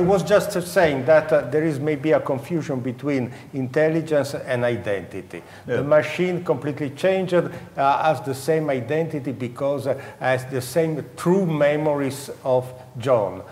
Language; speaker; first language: English; non-native, fluent; Italian